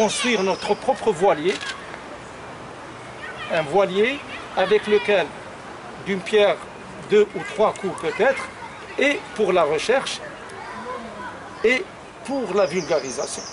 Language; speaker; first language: French; non-native, local second language; Arabic